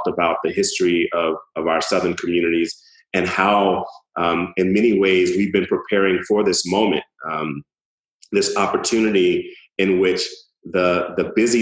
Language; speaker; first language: English; native; English